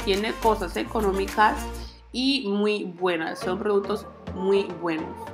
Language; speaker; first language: Spanish; native; Spanish